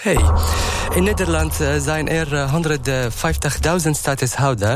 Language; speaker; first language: Dutch; non-native, learner; Arabic